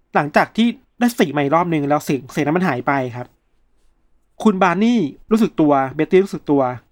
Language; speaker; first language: Thai; native; Thai